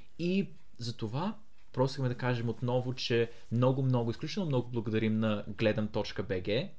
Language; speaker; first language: Bulgarian; early bilingual, heritage; Bulgarian